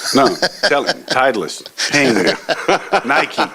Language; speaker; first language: English; native; English